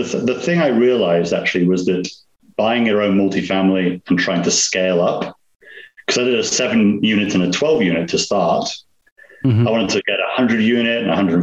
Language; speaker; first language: English; native; English